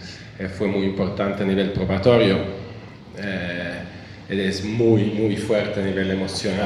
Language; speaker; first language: Spanish; non-native, fluent; Italian